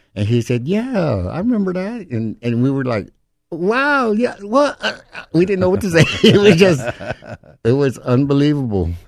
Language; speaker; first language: English; native; English